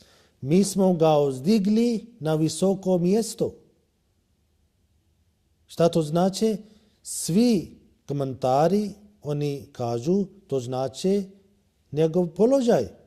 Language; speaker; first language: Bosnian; non-native, learner; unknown